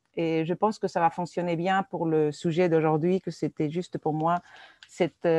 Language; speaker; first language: French; non-native, fluent; Spanish